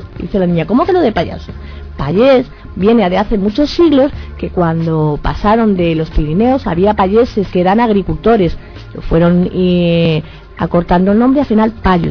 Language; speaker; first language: Spanish; native; Spanish